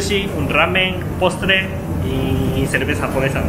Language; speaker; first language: Spanish; non-native, fluent; Japanese